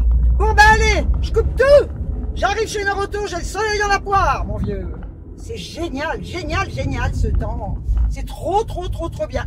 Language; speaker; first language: French; native; French